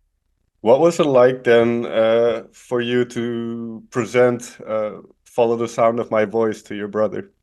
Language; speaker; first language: English; non-native, fluent; Dutch